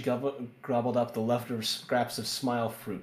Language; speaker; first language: English; native; English